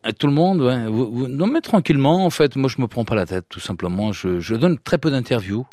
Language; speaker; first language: French; early bilingual, other home language; Portuguese